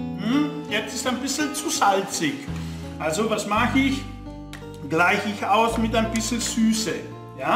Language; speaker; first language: German; non-native, fluent; Italian